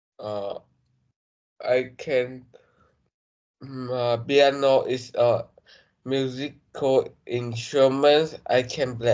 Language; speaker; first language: English; non-native, learner; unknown